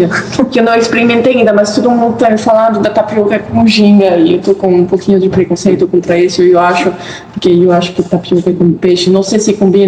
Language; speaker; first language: Portuguese; non-native, fluent; French